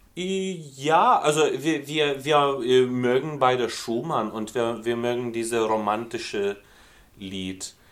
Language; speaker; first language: German; non-native, fluent; Lithuanian